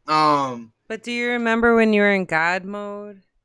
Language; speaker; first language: English; native; English